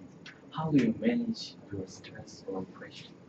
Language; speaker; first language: English; non-native, learner; Korean